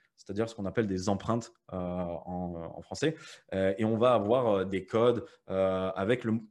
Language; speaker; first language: French; native; French